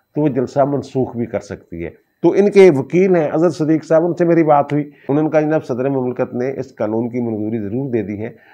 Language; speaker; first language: Urdu; non-native, local second language; Punjabi